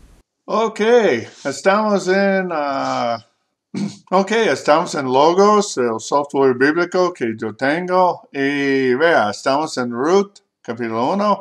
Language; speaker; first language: Spanish; non-native, learner; English